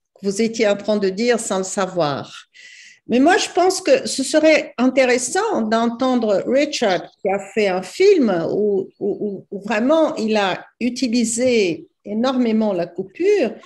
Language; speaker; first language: French; non-native, fluent; Portuguese